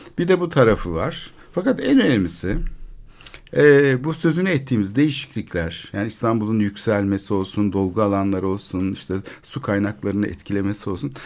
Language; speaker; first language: Turkish; native; Turkish